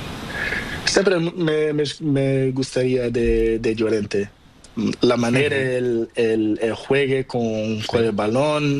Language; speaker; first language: Spanish; non-native, local second language; Portuguese